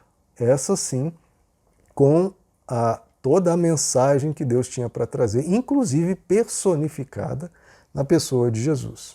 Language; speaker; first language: Portuguese; native; Portuguese